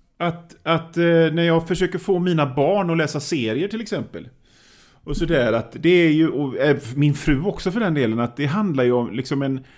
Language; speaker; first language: Swedish; native; Swedish